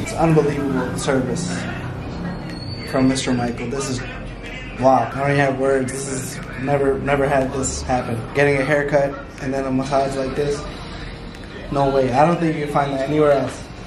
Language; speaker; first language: English; early bilingual, other home language; Urdu